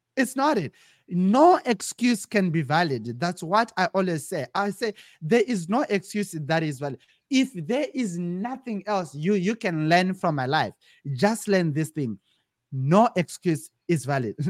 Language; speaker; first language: English; non-native, local second language; Shona